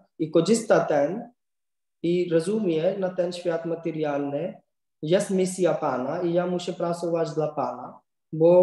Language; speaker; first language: Polish; non-native, learner; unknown